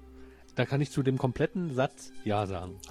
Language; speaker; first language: German; native; German